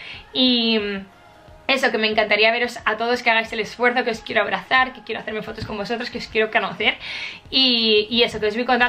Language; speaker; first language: Spanish; native; Spanish